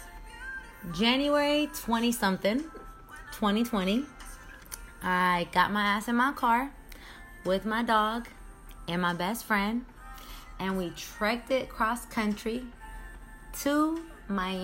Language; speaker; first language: English; native; English